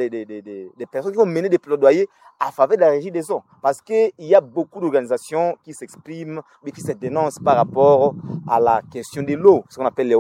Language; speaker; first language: French; non-native, local second language; Nande